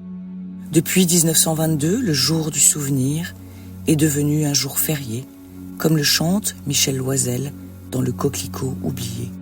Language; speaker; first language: French; native; French